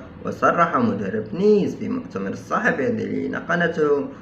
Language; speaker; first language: Arabic; native; Arabic